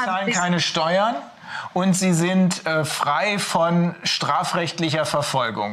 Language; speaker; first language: German; native; German